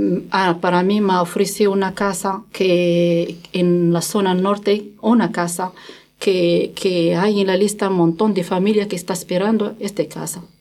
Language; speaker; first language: Spanish; non-native, learner; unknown